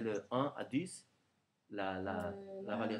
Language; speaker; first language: French; non-native, learner; Portuguese